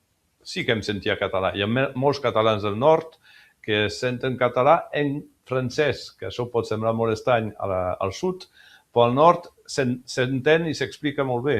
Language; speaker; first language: Catalan; early bilingual, heritage; French